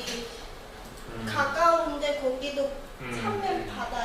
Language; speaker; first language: Korean; non-native, learner; Chinese